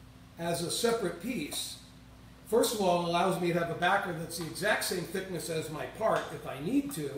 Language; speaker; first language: English; native; English